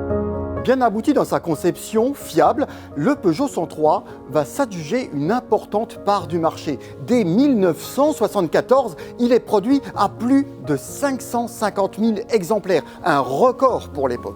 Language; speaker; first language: French; native; French